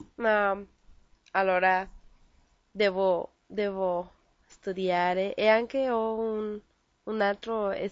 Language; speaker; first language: Italian; non-native, learner; Spanish